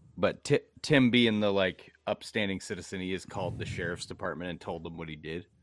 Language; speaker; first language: English; native; English